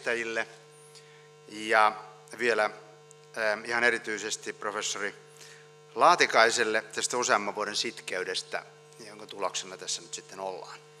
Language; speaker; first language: Finnish; native; Finnish